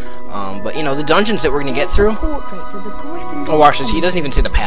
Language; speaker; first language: English; native; English